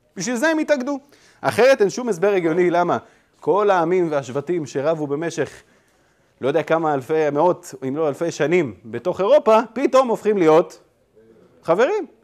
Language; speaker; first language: Hebrew; native; Hebrew